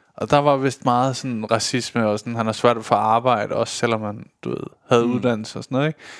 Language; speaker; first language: Danish; early bilingual, other home language; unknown